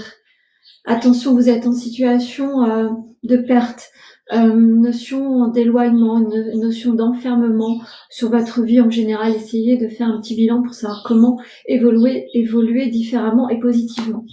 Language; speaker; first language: French; native; French